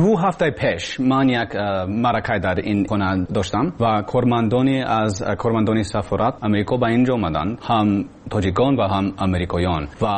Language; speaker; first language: Persian; non-native, learner; English